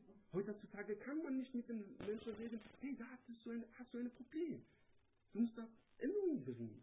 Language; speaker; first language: German; non-native, learner; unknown